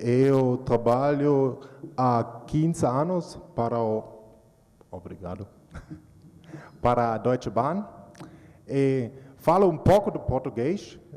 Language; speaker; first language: Portuguese; non-native, learner; German